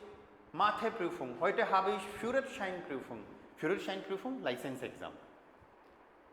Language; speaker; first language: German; non-native, fluent; Hindi